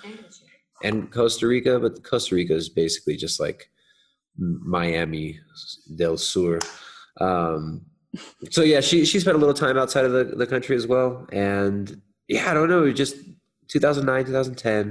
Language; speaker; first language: English; native; English